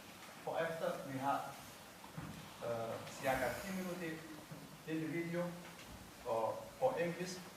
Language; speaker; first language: Danish; non-native, learner; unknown